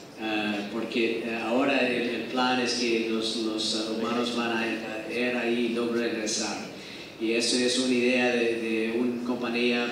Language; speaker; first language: Spanish; non-native, fluent; English